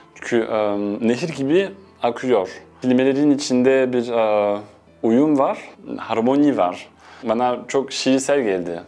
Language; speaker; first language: Turkish; non-native, fluent; French